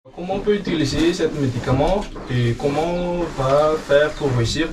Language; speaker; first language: French; non-native, learner; Malagasy